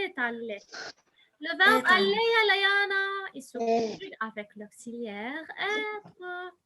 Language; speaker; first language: French; non-native, local second language; Arabic